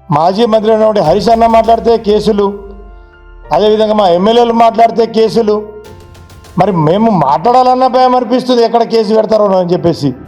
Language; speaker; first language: Telugu; non-native, local second language; Lambadi